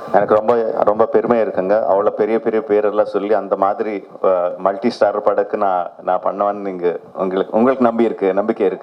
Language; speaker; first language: Tamil; non-native, local second language; Telugu